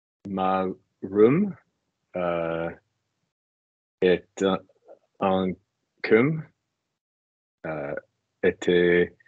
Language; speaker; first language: French; non-native, learner; English